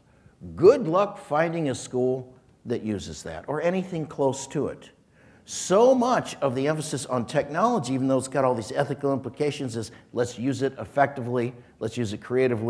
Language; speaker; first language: English; native; English